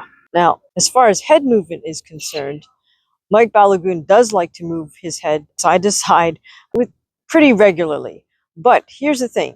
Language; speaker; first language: English; native; English